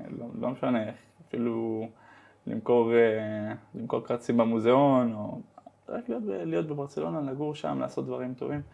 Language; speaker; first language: Hebrew; early bilingual, heritage; Hebrew